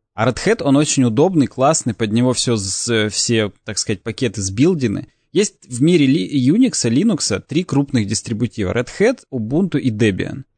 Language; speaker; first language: Russian; native; Russian